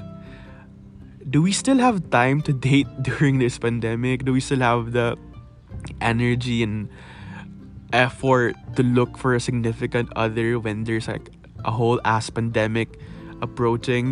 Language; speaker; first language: English; non-native, local second language; Filipino